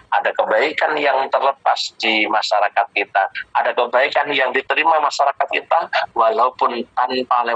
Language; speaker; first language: Indonesian; native; Indonesian